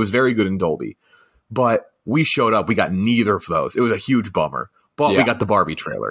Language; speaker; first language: English; native; English